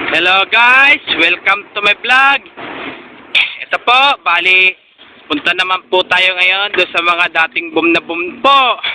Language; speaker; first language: Filipino; native; Filipino